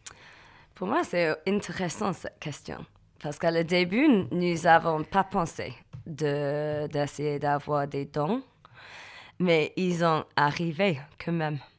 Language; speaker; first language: French; non-native, learner; English